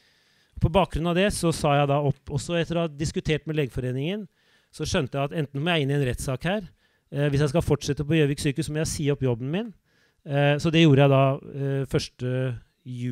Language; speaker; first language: Norwegian; native; Norwegian